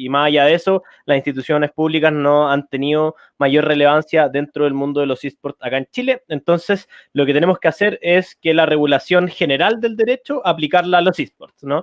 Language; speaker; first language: Spanish; native; Spanish